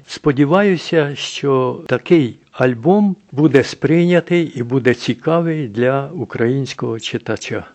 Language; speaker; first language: Ukrainian; native; Ukrainian